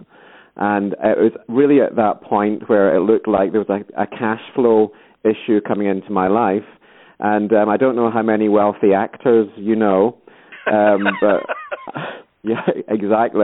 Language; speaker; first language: English; native; English